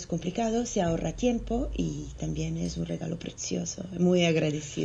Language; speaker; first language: Spanish; non-native, fluent; Italian